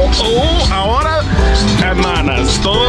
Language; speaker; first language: Spanish; non-native, learner; English